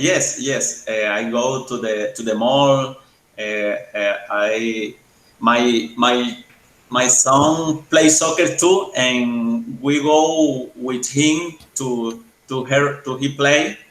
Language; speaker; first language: English; non-native, learner; Spanish